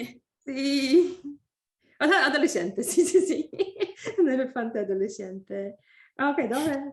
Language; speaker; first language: Italian; non-native, learner; English